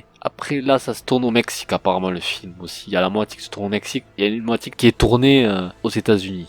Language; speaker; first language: French; native; French